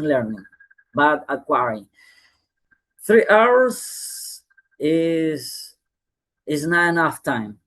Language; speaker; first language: English; non-native, fluent; Spanish